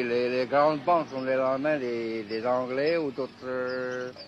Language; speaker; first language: French; non-native, fluent; Chinese